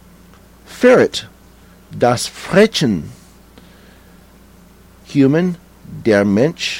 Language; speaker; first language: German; non-native, learner; English